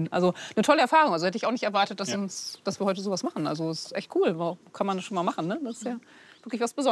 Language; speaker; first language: German; native; German